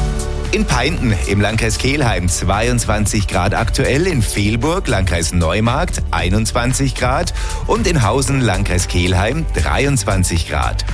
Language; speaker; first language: German; native; German